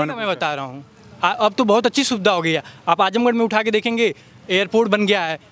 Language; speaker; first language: Hindi; native; Hindi